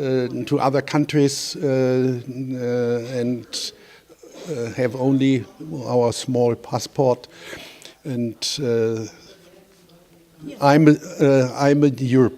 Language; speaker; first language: English; non-native, learner; German